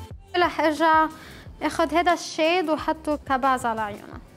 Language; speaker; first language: Arabic; native; Arabic